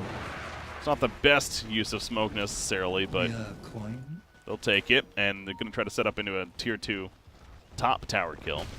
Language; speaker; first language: English; native; English